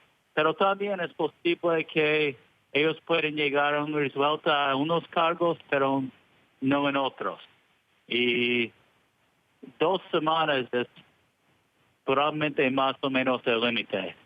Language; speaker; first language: Spanish; non-native, fluent; English